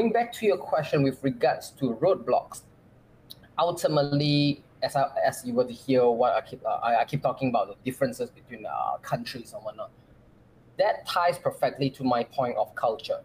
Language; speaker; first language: English; non-native, local second language; Chinese